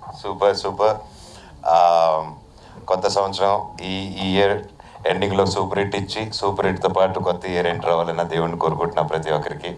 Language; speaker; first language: Telugu; native; Telugu